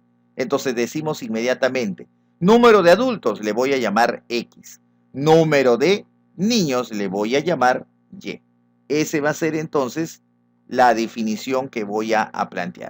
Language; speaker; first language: Spanish; native; Spanish